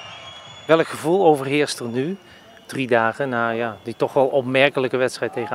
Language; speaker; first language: Dutch; native; Dutch